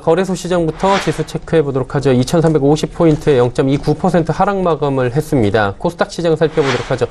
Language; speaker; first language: Korean; native; Korean